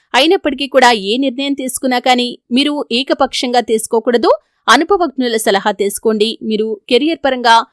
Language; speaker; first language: Telugu; native; Telugu